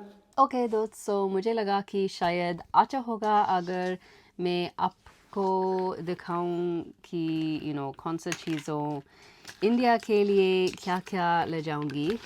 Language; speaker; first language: Hindi; non-native, learner; English